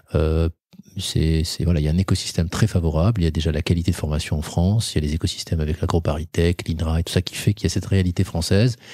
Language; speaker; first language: French; non-native, local second language; Arabic